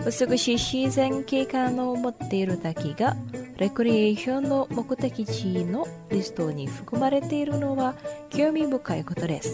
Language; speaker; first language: Japanese; non-native, fluent; Indonesian